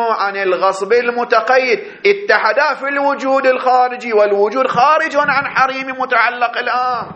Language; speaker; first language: Arabic; native; Arabic